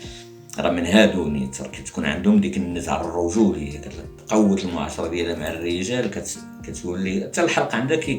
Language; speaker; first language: Arabic; native; Arabic